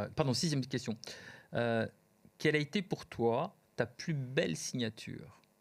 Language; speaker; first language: French; early bilingual, other home language; Portuguese